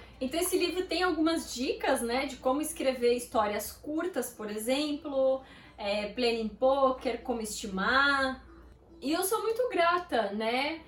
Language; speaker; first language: Portuguese; native; Portuguese